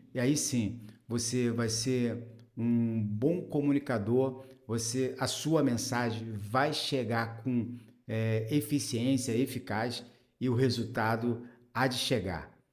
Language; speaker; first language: Portuguese; native; Portuguese